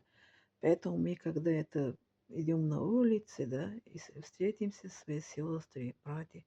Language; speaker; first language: Russian; non-native, learner; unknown